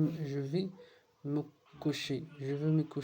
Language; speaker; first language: French; non-native, learner; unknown